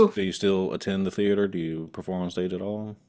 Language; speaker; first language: English; native; English